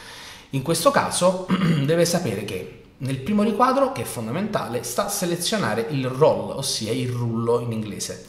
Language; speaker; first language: Italian; native; Italian